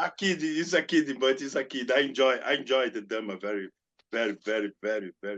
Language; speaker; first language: English; non-native, learner; Portuguese